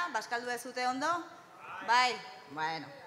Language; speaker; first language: Basque; non-native, local second language; Spanish